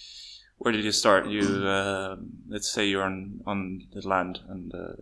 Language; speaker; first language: English; non-native, fluent; Swedish